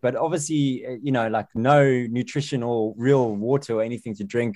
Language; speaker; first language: English; native; English